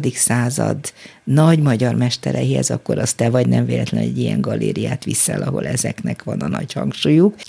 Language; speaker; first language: Hungarian; native; Hungarian